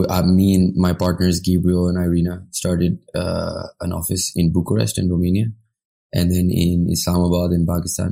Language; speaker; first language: English; non-native, local second language; Urdu